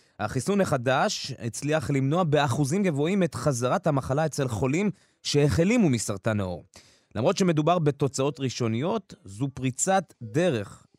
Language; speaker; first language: Hebrew; early bilingual, other home language; Russian